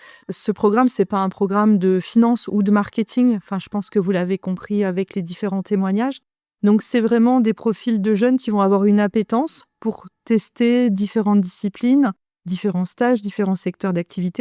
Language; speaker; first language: French; native; French